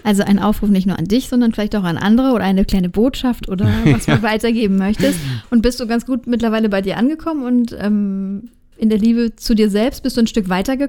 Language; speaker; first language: German; native; German